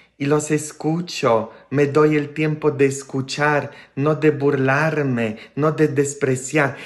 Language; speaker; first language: Spanish; non-native, fluent; Polish